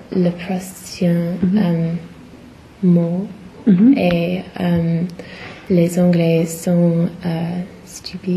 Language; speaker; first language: French; non-native, learner; English